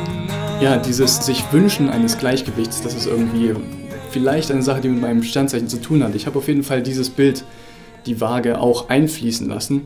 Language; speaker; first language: German; native; German